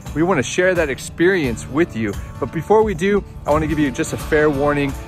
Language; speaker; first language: English; native; English